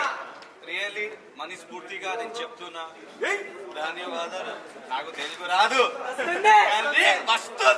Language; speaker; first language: Telugu; non-native, learner; Hindi